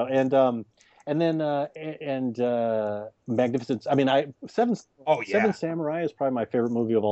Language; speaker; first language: English; native; English